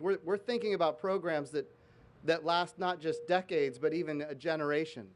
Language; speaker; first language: English; native; English